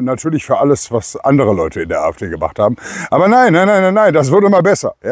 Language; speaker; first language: German; native; German